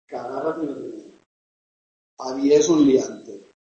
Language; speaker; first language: Spanish; non-native, local second language; Catalan